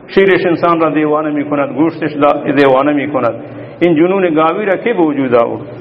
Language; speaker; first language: Persian; non-native, local second language; Baluchi